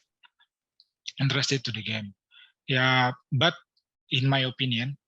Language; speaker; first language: English; non-native, learner; Indonesian